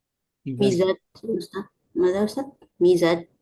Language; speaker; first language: Arabic; non-native, learner; Indonesian